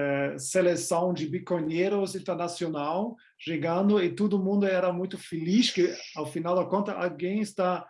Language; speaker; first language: Portuguese; non-native, fluent; German